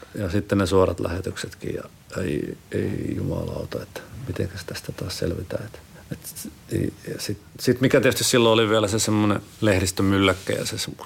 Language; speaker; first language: Finnish; native; Finnish